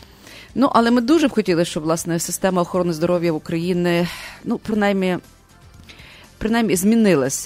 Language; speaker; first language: Ukrainian; native; Ukrainian